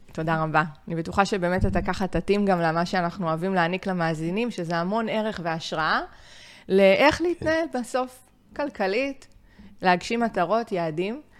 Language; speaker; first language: Hebrew; native; Hebrew